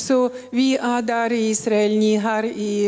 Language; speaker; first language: Swedish; non-native, learner; Russian